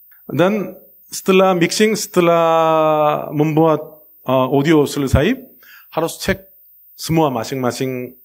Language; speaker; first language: Indonesian; non-native, learner; Korean